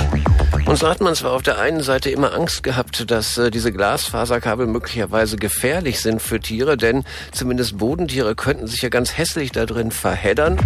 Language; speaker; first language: German; native; German